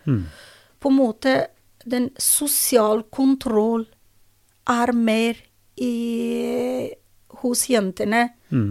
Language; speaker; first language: Norwegian; non-native, learner; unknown